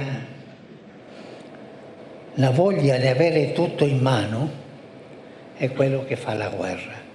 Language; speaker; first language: Italian; non-native, fluent; Spanish